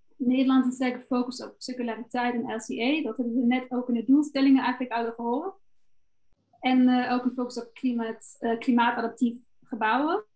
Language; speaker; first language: Dutch; non-native, fluent; German